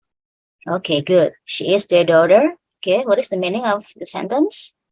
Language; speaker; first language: English; non-native, fluent; Indonesian